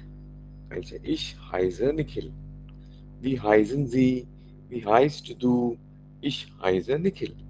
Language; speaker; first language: German; non-native, fluent; Marathi